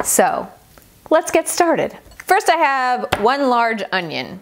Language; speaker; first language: English; non-native, fluent; Persian